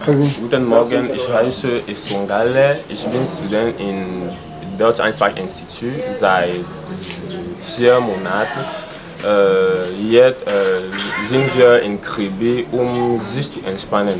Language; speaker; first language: German; non-native, learner; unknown